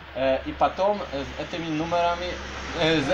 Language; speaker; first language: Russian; non-native, learner; Polish